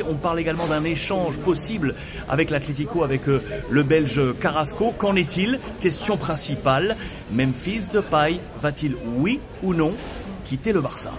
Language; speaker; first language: French; native; French